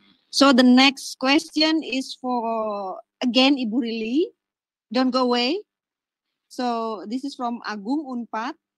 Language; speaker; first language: English; non-native, fluent; Indonesian